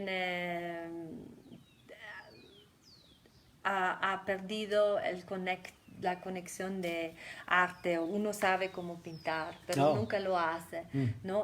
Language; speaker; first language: Spanish; non-native, fluent; German